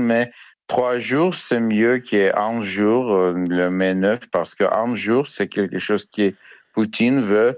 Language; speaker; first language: French; non-native, learner; Ukrainian